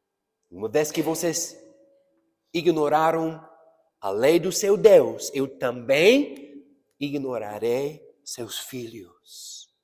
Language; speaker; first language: Portuguese; non-native, fluent; English